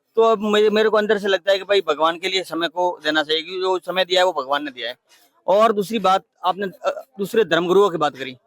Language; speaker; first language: Hindi; native; Hindi